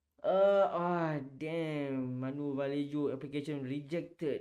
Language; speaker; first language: English; non-native, learner; Malay